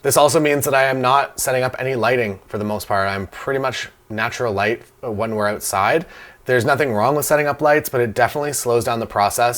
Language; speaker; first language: English; native; English